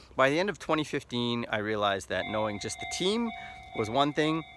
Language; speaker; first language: English; native; English